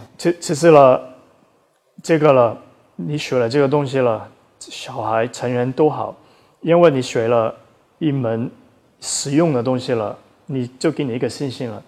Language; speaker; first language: Chinese; early bilingual, heritage; Chinese